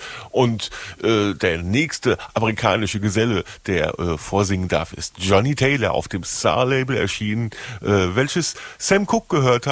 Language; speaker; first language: German; native; German